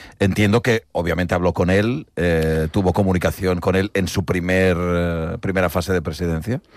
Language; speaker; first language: Spanish; non-native, local second language; Catalan